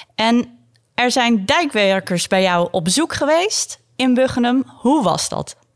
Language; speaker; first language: Dutch; native; Dutch